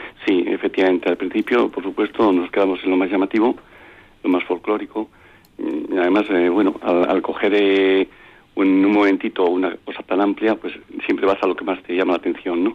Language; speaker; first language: Spanish; native; Spanish